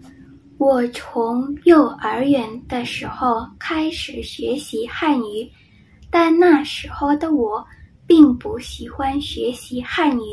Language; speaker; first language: Chinese; non-native, fluent; Indonesian